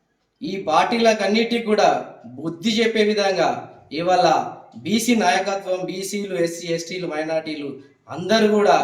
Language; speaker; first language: Telugu; native; Telugu